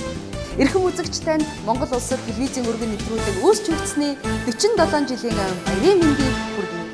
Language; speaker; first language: Mongolian; native; Mongolian